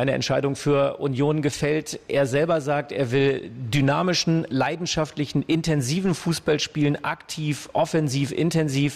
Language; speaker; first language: German; native; German